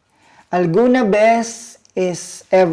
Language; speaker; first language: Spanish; non-native, learner; Filipino